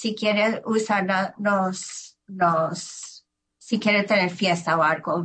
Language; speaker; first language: Spanish; early bilingual, heritage; Spanish